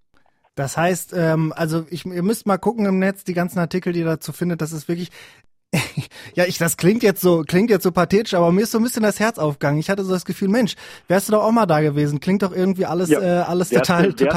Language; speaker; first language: German; native; German